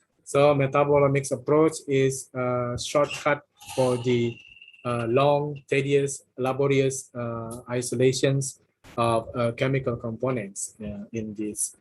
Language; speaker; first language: English; non-native, fluent; Indonesian